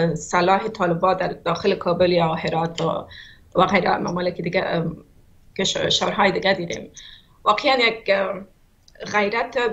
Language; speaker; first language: Persian; native; Persian